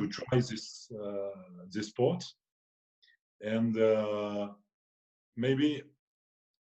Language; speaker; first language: English; non-native, fluent; French